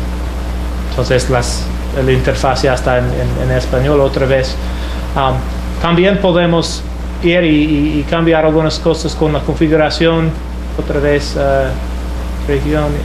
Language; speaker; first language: Spanish; non-native, fluent; English